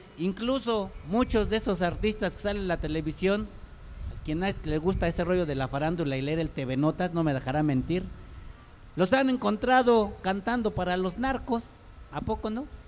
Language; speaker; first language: Spanish; native; Spanish